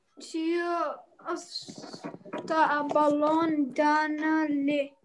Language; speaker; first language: French; non-native, learner; Arabic